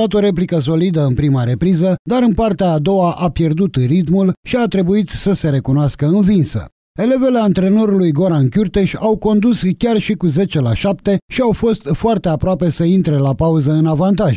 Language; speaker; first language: Romanian; native; Romanian